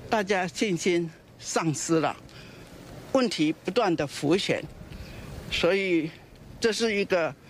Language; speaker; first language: Chinese; native; Chinese